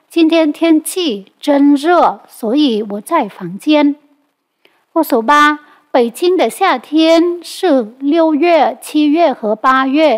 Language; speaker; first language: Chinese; non-native, fluent; Vietnamese